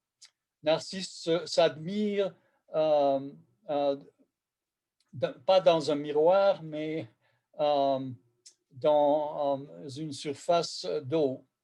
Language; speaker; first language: French; non-native, fluent; Hungarian